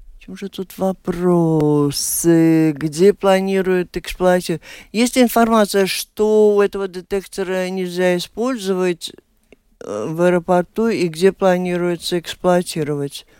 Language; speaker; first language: Russian; native; Russian